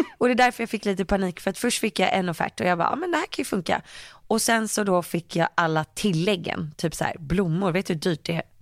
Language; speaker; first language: Swedish; native; Swedish